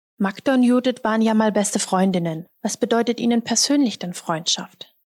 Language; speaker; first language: German; native; German